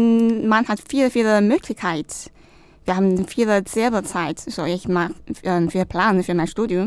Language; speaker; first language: German; non-native, learner; Chinese